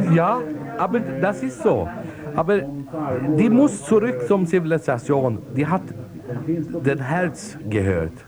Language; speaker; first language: German; non-native, learner; Swedish